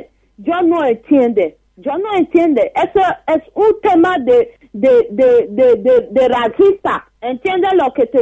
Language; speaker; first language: Spanish; non-native, learner; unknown